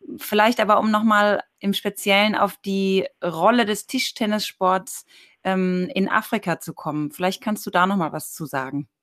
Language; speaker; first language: German; native; German